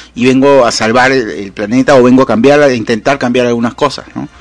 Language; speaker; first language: Spanish; native; Spanish